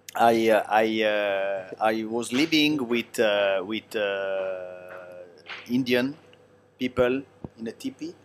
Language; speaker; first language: English; non-native, learner; Italian